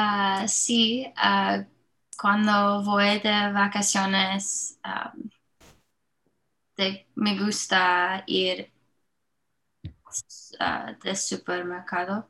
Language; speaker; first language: Spanish; non-native, learner; English